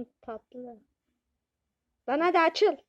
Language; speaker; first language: Turkish; native; Turkish